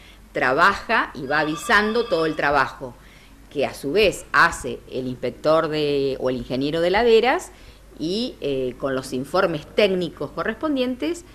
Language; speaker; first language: Spanish; native; Spanish